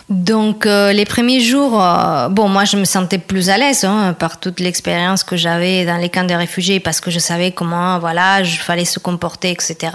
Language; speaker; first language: French; non-native, fluent; Spanish